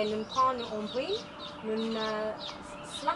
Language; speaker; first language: French; non-native, learner; English